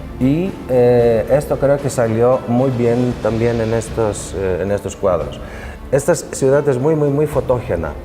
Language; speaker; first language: Spanish; non-native, fluent; Greek